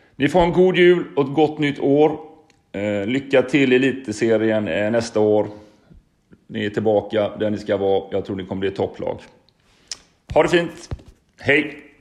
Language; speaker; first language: Swedish; native; Swedish